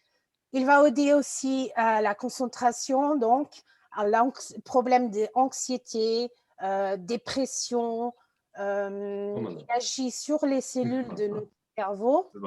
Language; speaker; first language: French; non-native, fluent; Portuguese